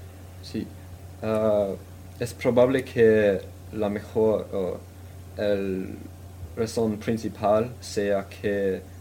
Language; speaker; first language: Spanish; non-native, fluent; English